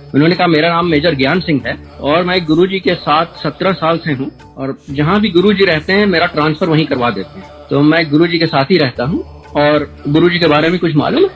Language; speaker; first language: Hindi; native; Hindi